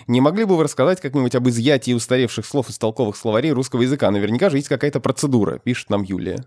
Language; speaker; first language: Russian; native; Russian